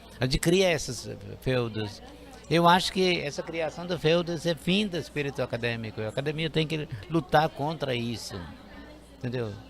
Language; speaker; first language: Portuguese; non-native, fluent; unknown